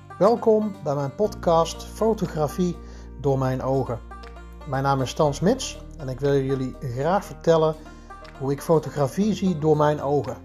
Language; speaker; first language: Dutch; native; Dutch